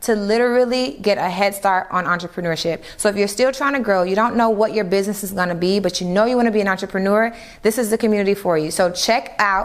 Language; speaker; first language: English; native; English